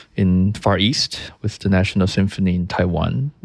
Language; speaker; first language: English; early bilingual, other home language; Chinese